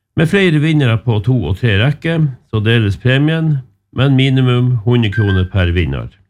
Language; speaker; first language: Norwegian; native; Norwegian